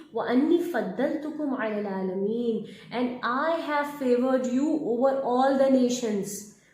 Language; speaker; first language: Urdu; native; Urdu